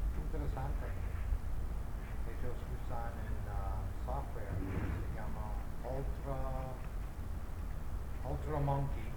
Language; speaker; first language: Spanish; non-native, fluent; English